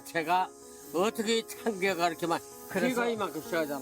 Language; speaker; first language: Korean; native; Korean